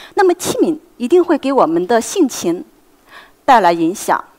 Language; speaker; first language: Chinese; native; Chinese